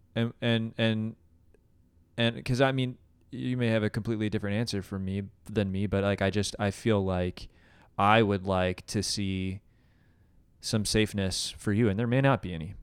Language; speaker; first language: English; native; English